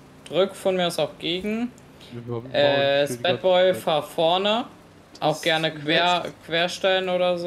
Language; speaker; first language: German; native; German